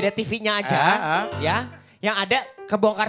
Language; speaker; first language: Indonesian; native; Indonesian